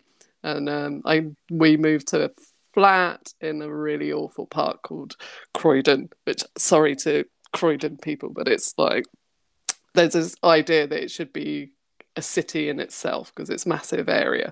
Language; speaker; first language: English; native; English